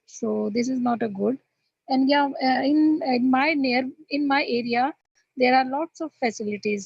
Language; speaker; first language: English; non-native, learner; Hindi